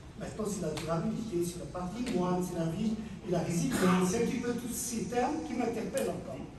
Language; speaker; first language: French; non-native, local second language; Arabic